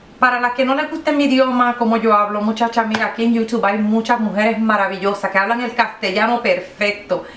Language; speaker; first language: Spanish; early bilingual, heritage; Spanish